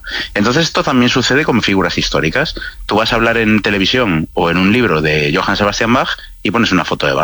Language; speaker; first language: Spanish; native; Spanish